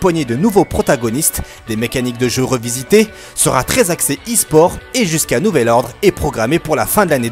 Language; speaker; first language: French; native; French